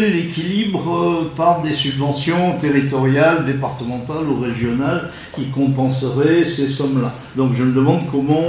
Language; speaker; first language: French; native; French